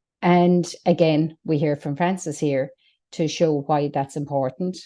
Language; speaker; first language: English; native; English